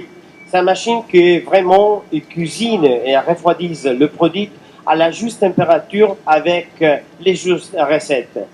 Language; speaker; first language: French; non-native, fluent; Italian